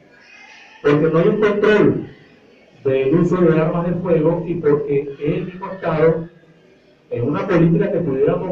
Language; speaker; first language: Spanish; native; Spanish